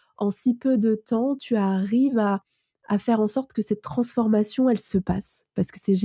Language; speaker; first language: French; native; French